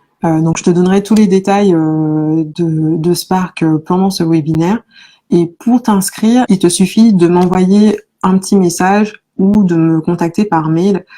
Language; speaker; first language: French; native; French